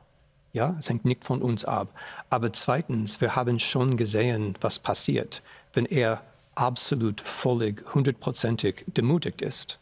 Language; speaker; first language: German; non-native, fluent; English